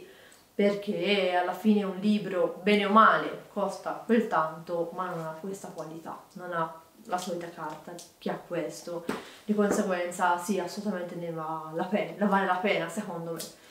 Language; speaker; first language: Italian; native; Italian